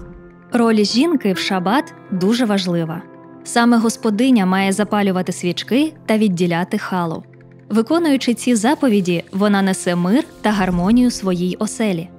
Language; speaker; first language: Ukrainian; native; Ukrainian